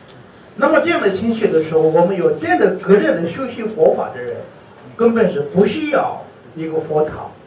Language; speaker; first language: Chinese; non-native, fluent; Tibetan